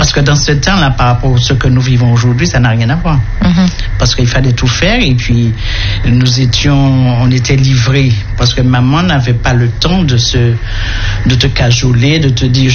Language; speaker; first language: French; native; French